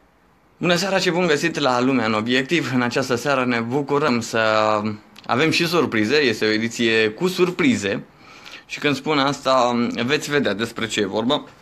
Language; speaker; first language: Romanian; native; Romanian